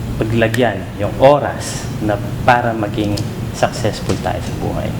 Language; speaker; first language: Filipino; non-native, local second language; Pampanga